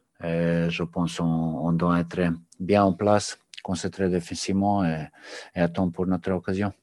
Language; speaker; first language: French; non-native, learner; Serbian